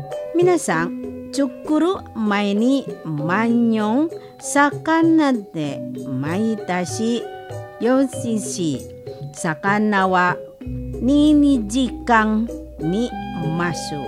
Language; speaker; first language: Japanese; non-native, fluent; Indonesian